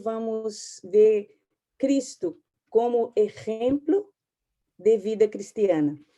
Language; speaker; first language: Portuguese; non-native, learner; Spanish